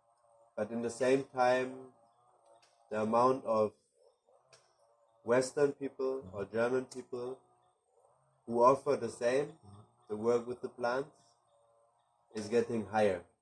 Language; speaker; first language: English; non-native, fluent; German